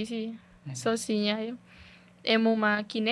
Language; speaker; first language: Portuguese; non-native, learner; Spanish